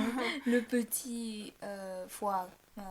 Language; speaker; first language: French; non-native, fluent; Bulgarian